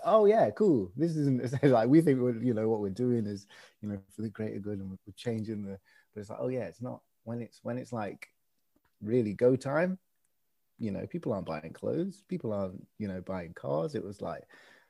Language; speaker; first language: English; native; English